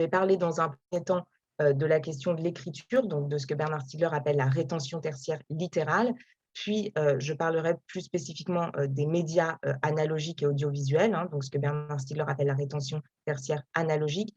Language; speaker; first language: French; native; French